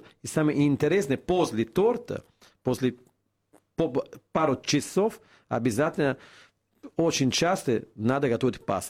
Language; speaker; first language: Russian; non-native, fluent; Italian